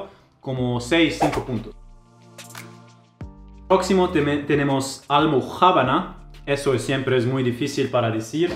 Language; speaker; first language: Spanish; non-native, fluent; German